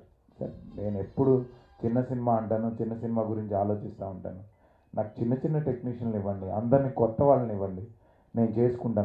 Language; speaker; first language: Telugu; native; Telugu